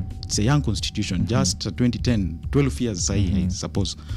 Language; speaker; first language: English; non-native, local second language; Luo (Kenya and Tanzania)